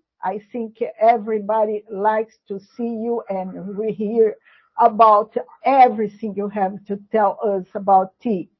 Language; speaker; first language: English; non-native, learner; Portuguese